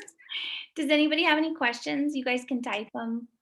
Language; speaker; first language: English; native; English